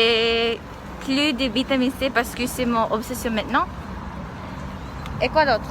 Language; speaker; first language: French; non-native, learner; English